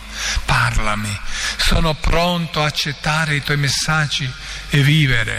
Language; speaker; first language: Italian; non-native, fluent; Croatian